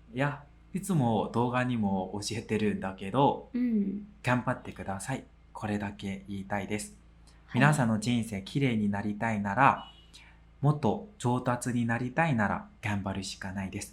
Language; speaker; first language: Japanese; non-native, fluent; Burmese